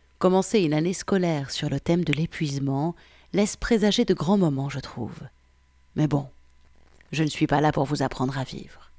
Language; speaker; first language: French; native; French